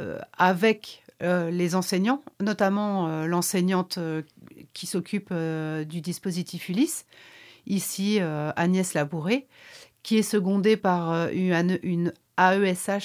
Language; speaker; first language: French; native; French